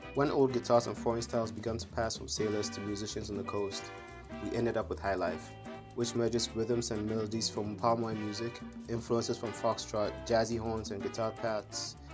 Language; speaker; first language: English; non-native, local second language; Akan